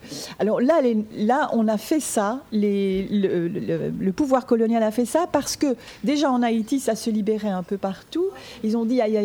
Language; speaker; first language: French; native; French